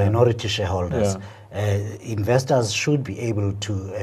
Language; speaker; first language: English; non-native, local second language; Xhosa